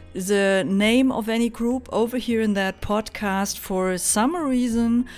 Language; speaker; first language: English; non-native, fluent; German